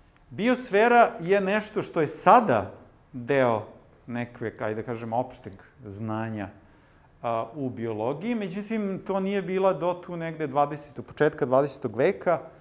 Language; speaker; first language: Serbian; native; Serbian